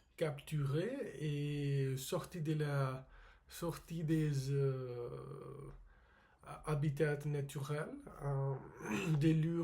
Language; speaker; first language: French; non-native, learner; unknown